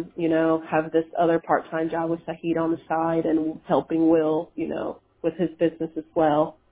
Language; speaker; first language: English; early bilingual, other home language; Spanish